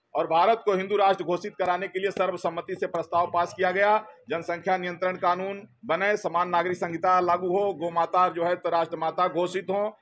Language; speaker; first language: Hindi; native; Hindi